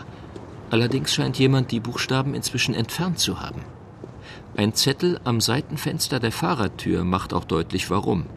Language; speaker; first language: German; native; German